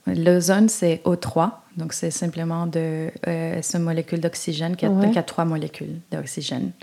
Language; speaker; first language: French; non-native, fluent; Spanish